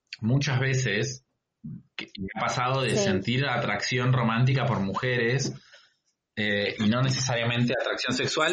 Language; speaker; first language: Spanish; native; Spanish